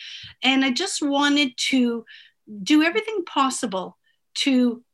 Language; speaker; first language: English; non-native, fluent; Italian